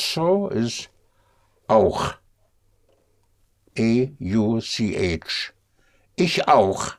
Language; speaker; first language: German; non-native, fluent; English